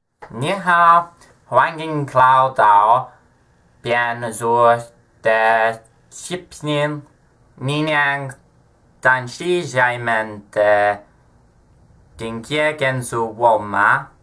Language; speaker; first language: Chinese; non-native, learner; English